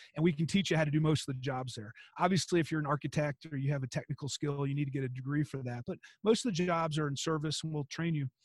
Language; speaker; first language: English; native; English